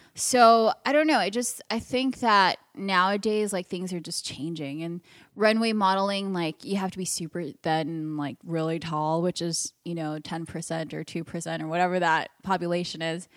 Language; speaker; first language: English; native; English